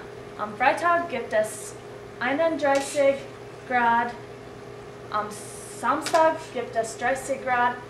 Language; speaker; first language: German; non-native, learner; English